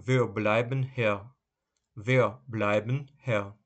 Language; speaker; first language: German; non-native, fluent; Ukrainian